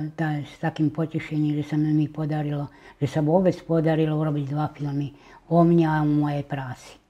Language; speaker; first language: Slovak; native; Slovak